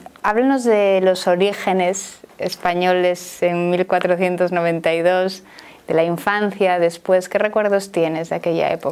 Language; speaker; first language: Spanish; native; Spanish